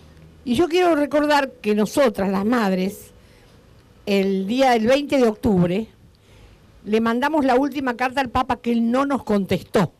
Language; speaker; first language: Spanish; native; Spanish